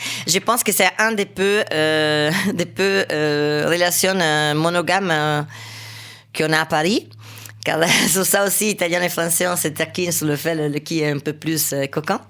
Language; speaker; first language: French; non-native, fluent; Italian